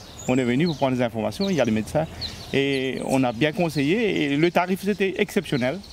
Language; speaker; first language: French; non-native, local second language; Morisyen